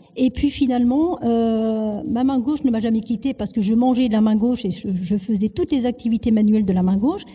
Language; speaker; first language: French; early bilingual, other home language; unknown